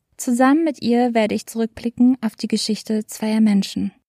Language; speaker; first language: German; native; German